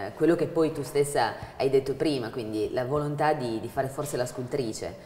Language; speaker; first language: Italian; native; Italian